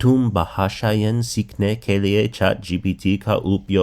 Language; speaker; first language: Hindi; non-native, learner; English